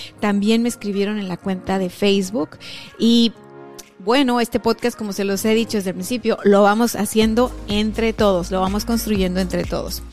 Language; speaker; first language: Spanish; native; Spanish